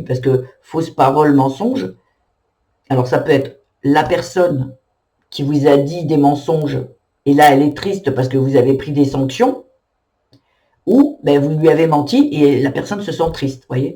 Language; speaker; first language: French; native; French